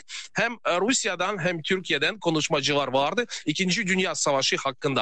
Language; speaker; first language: Turkish; non-native, learner; Russian